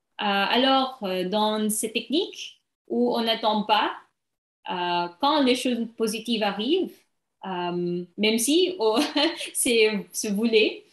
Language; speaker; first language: French; non-native, learner; English